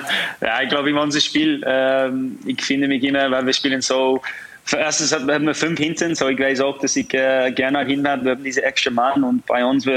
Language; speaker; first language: German; non-native, fluent; English